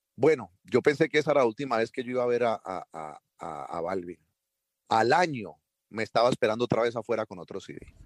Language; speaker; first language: Spanish; early bilingual, heritage; Spanish